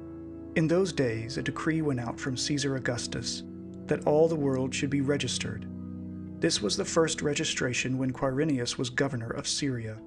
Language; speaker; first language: English; native; English